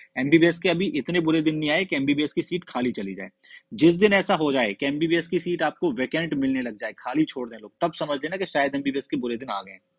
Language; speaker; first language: Hindi; native; Hindi